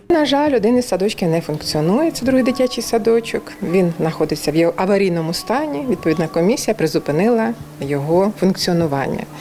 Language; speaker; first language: Ukrainian; native; Ukrainian